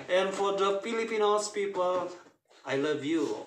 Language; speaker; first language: English; non-native, local second language; Malay